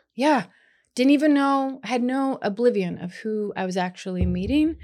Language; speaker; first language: English; native; English